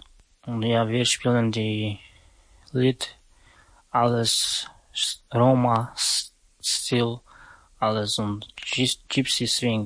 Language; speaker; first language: German; non-native, learner; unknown